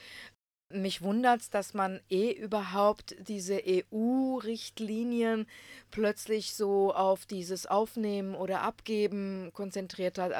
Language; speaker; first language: German; non-native, fluent; Croatian